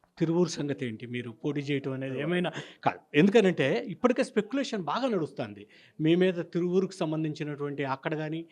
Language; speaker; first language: Telugu; native; Telugu